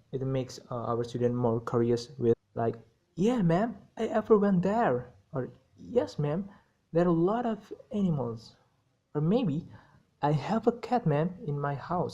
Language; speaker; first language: English; non-native, learner; Indonesian